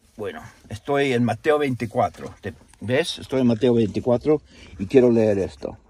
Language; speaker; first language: Spanish; non-native, learner; English